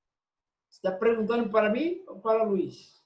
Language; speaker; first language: Spanish; non-native, fluent; Portuguese